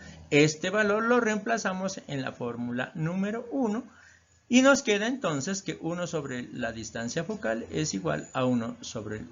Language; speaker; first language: Spanish; native; Spanish